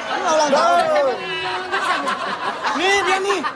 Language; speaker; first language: Indonesian; native; Indonesian